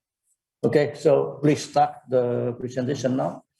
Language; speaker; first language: English; non-native, fluent; Vietnamese